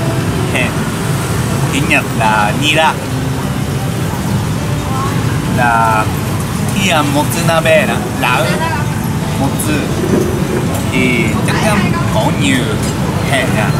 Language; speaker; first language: Vietnamese; non-native, learner; Japanese